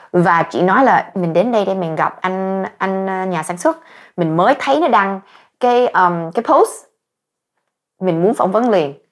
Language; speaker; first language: Vietnamese; early bilingual, heritage; Vietnamese